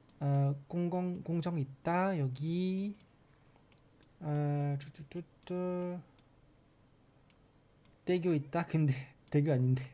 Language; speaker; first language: Korean; non-native, learner; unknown